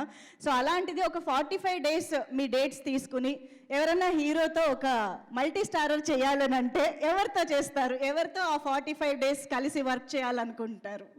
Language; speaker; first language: Telugu; native; Telugu